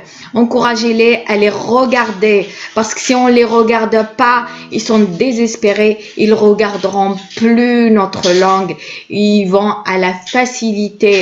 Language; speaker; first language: French; non-native, local second language; Kabyle